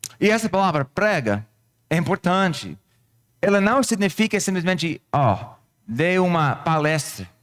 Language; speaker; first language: Portuguese; non-native, fluent; English